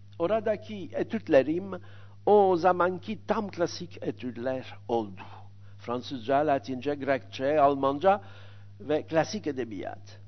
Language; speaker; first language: Turkish; non-native, fluent; French